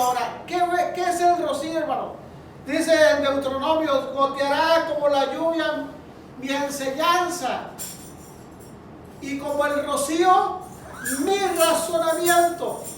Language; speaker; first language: Spanish; native; Spanish